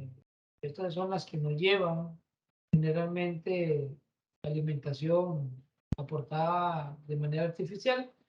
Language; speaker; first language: Spanish; native; Spanish